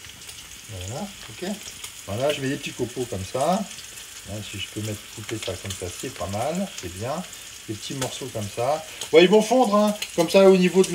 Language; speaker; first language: French; native; French